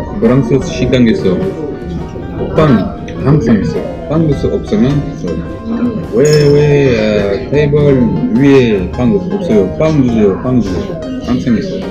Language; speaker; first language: Korean; non-native, learner; French